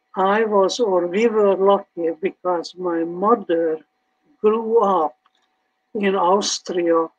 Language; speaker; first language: English; early bilingual, other home language; Hungarian